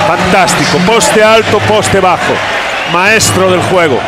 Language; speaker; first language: Spanish; native; Spanish